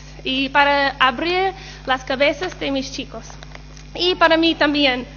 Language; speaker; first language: Spanish; non-native, learner; English